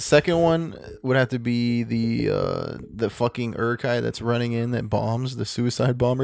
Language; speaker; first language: English; native; English